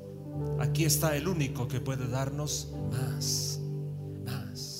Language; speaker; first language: Spanish; native; Spanish